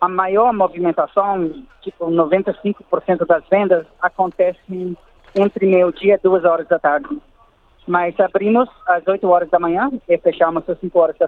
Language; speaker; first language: Portuguese; non-native, fluent; English